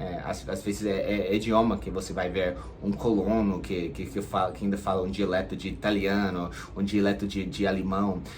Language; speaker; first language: Portuguese; non-native, fluent; English